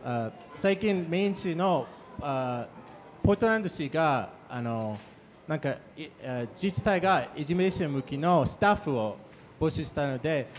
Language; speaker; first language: Japanese; non-native, fluent; English